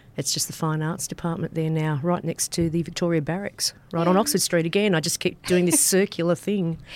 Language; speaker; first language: English; native; English